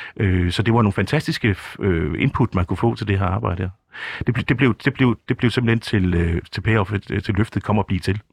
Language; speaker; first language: Danish; native; Danish